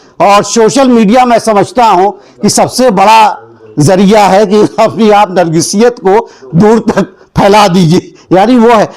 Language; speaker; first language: Urdu; native; Urdu